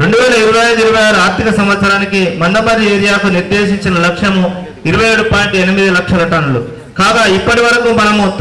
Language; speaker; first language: Telugu; native; Telugu